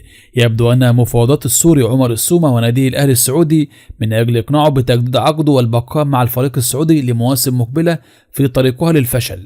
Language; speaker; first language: Arabic; native; Arabic